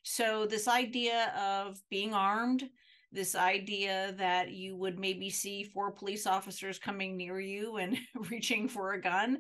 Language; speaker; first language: English; native; English